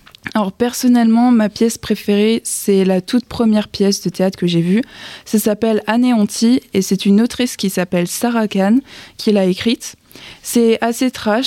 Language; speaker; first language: French; native; French